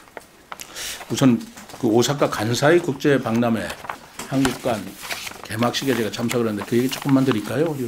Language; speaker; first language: Korean; native; Korean